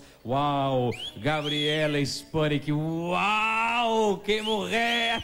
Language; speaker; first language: Spanish; non-native, learner; Portuguese